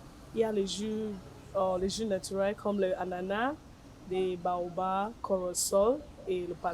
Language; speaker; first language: French; non-native, local second language; English